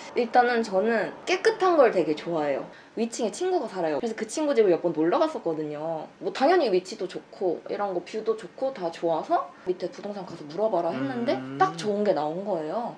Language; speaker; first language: Korean; native; Korean